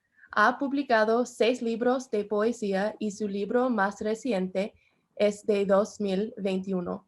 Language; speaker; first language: Spanish; non-native, learner; English